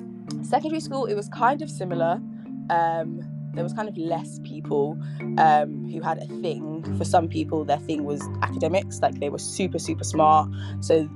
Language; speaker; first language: English; native; English